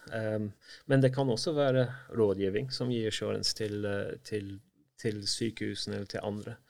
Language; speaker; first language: Norwegian; non-native, fluent; English